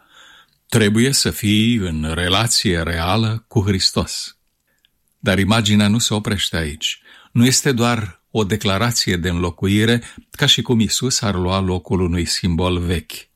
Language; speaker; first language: Romanian; native; Romanian